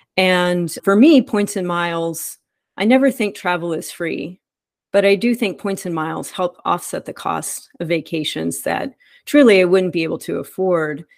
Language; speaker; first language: English; native; English